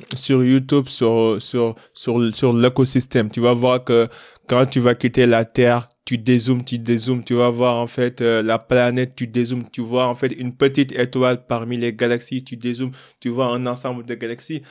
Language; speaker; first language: French; non-native, local second language; Wolof